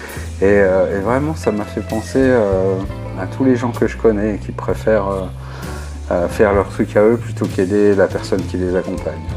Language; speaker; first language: French; native; French